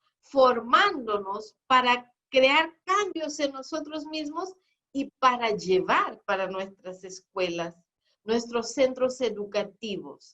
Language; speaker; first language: Spanish; non-native, fluent; Portuguese